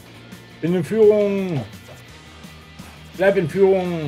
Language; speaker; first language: German; native; German